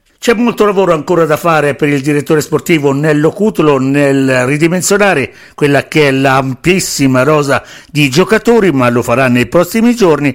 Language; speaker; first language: Italian; native; Italian